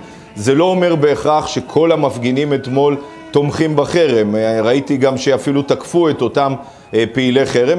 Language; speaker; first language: Hebrew; native; Hebrew